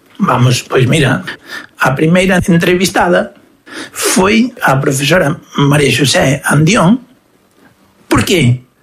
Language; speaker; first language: Galician; native; Galician